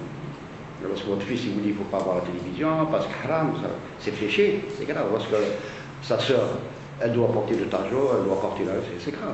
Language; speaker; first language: French; non-native, local second language; Arabic